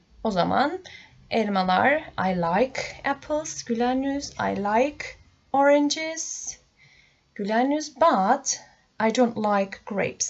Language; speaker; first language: English; non-native, fluent; Turkish